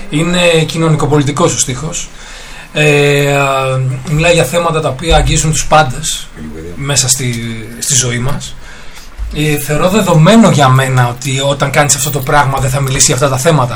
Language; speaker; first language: Greek; native; Greek